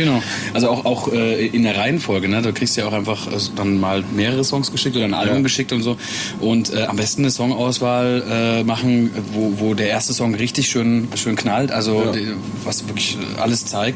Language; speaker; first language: German; native; German